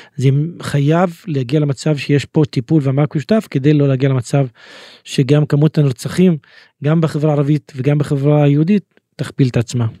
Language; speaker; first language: Hebrew; non-native, local second language; Arabic